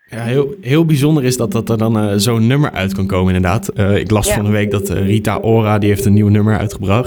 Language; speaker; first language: Dutch; native; Dutch